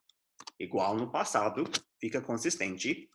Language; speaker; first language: Portuguese; non-native, fluent; English